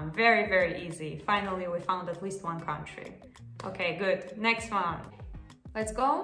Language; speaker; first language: English; non-native, fluent; Russian